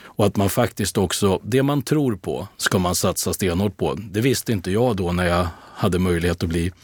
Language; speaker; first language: Swedish; native; Swedish